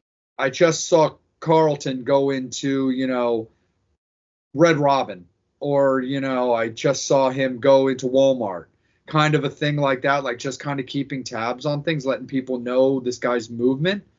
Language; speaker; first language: English; native; English